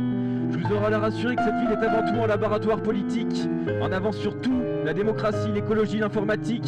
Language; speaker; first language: French; native; French